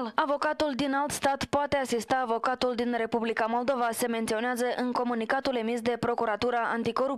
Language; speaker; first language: Romanian; native; Romanian